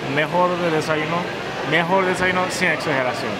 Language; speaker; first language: Spanish; non-native, fluent; Japanese